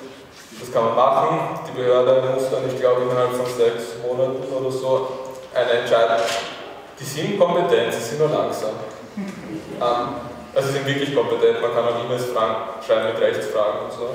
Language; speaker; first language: German; native; German